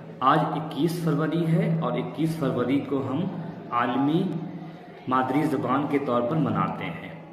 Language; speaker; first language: Urdu; native; Urdu